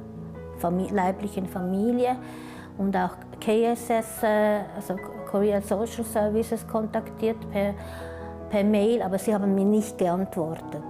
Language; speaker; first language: German; early bilingual, other home language; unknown